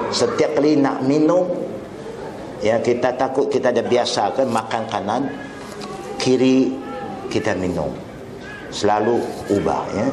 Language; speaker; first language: Malay; non-native, local second language; Chinese